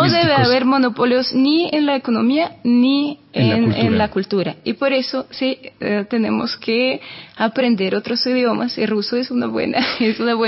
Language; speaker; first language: Spanish; non-native, fluent; Russian